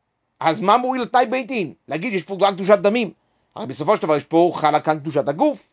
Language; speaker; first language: Hebrew; native; Hebrew